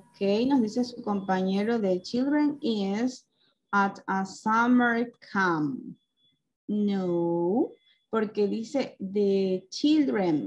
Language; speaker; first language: English; non-native, local second language; Spanish